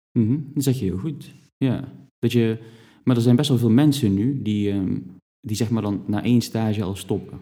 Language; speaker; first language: Dutch; native; Dutch